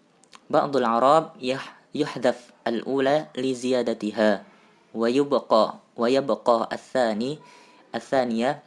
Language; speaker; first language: Arabic; non-native, learner; Indonesian